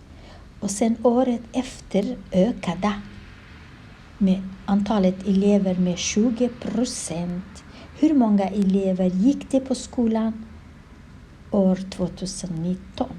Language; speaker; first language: Swedish; non-native, learner; Kurdish